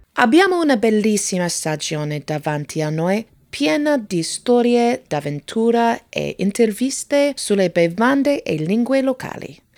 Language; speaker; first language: Italian; non-native, fluent; English